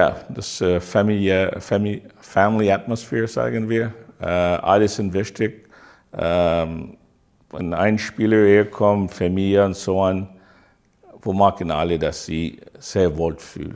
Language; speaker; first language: German; non-native, fluent; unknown